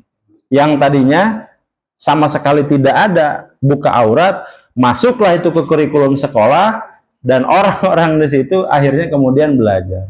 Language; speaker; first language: Indonesian; non-native, local second language; Sundanese